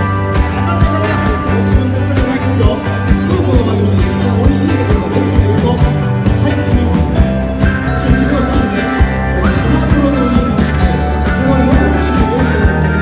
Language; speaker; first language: Japanese; native; Japanese